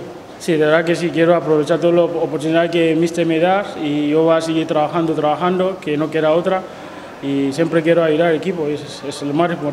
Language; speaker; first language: Spanish; non-native, fluent; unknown